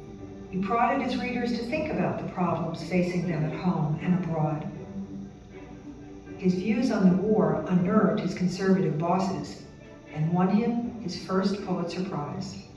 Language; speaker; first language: English; native; English